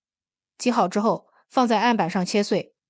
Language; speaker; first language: Chinese; native; Chinese